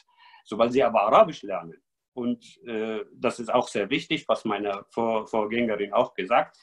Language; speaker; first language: German; non-native, fluent; Arabic